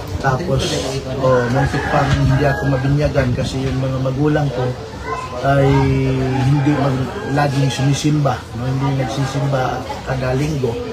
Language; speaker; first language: Filipino; non-native, local second language; Cebuano